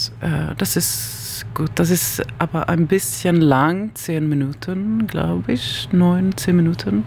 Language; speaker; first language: German; non-native, learner; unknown